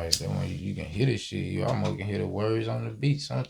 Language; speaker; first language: English; native; English